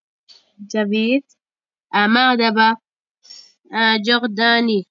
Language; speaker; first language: French; non-native, learner; Arabic